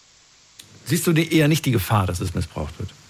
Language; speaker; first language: German; native; German